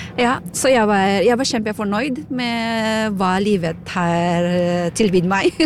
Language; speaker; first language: Norwegian; non-native, fluent; Filipino